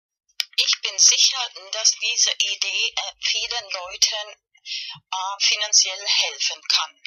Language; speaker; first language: German; non-native, fluent; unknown